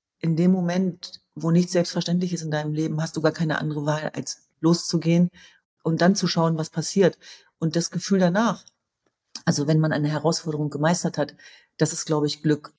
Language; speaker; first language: German; early bilingual, other home language; Kurdish